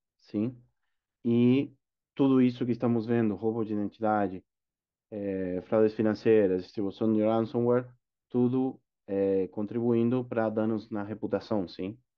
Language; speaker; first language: Portuguese; non-native, fluent; Spanish